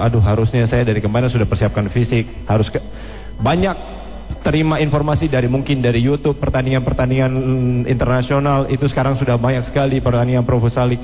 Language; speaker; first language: Indonesian; native; Indonesian